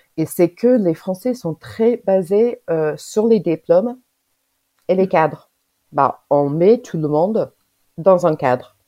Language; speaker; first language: French; non-native, fluent; English